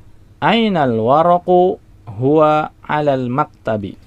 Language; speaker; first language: Arabic; non-native, fluent; Indonesian